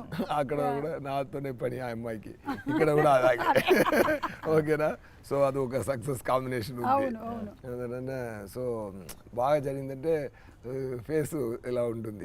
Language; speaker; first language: Telugu; non-native, fluent; Tamil